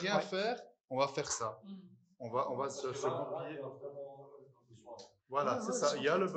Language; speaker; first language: French; native; French